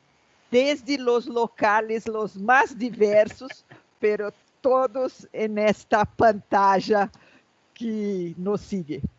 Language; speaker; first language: Spanish; non-native, fluent; Portuguese